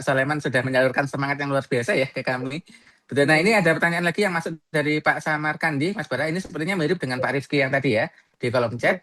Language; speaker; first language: Indonesian; native; Indonesian